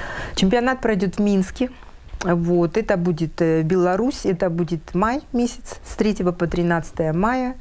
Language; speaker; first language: Russian; native; Russian